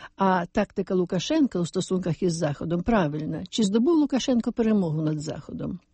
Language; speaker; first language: Ukrainian; native; Ukrainian